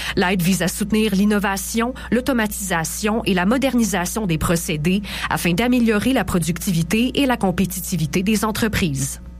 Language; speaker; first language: French; native; French